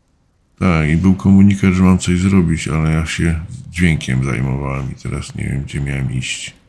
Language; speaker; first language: Polish; native; Polish